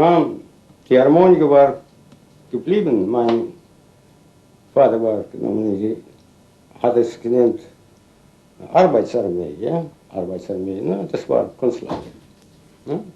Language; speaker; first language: German; early bilingual, heritage; German